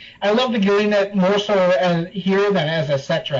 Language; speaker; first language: English; native; English